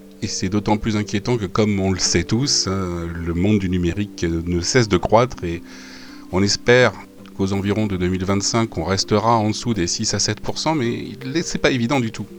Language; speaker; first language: French; native; French